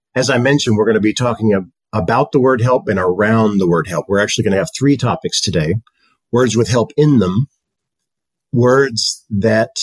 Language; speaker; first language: English; native; English